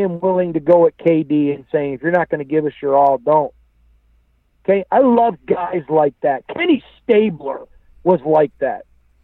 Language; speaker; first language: English; native; English